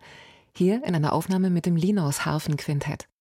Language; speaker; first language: German; native; German